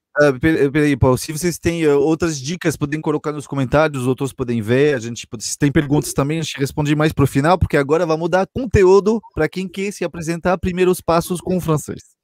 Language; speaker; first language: Portuguese; non-native, fluent; French